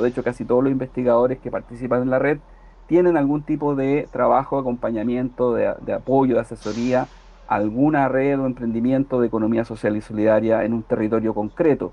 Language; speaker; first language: Spanish; native; Spanish